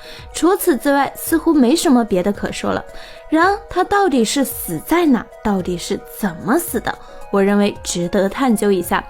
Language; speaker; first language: Chinese; native; Chinese